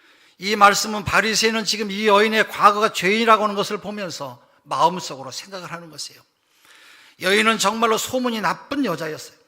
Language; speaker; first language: Korean; native; Korean